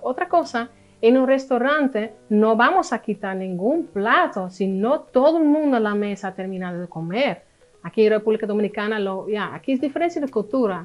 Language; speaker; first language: Spanish; non-native, fluent; Dutch